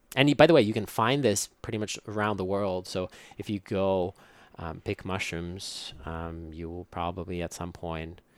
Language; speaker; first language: English; non-native, fluent; Finnish